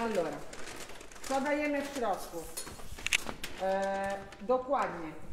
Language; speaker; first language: Polish; non-native, fluent; Italian